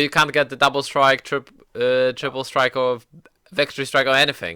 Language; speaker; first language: English; native; English